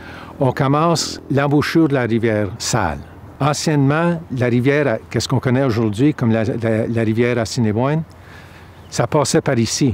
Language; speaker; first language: French; native; French